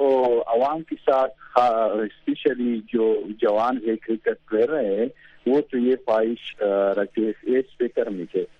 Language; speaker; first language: Hindi; non-native, fluent; Pashto